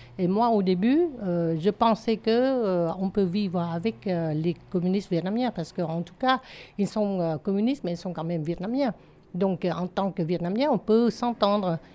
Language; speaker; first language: French; non-native, fluent; Vietnamese